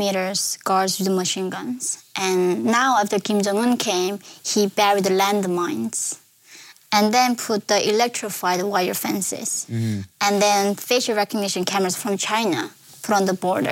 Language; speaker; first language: English; non-native, fluent; Korean